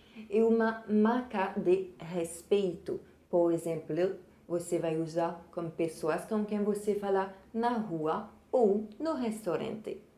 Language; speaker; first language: Portuguese; non-native, fluent; French